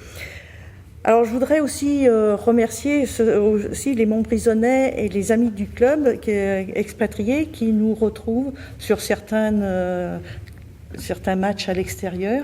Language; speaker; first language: French; native; French